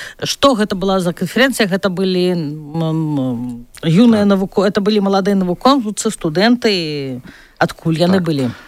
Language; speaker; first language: Belarusian; non-native, local second language; Russian